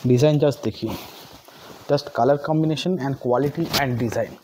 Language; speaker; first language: Hindi; non-native, local second language; Bangla